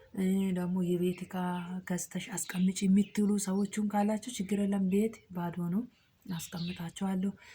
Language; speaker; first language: Amharic; non-native, local second language; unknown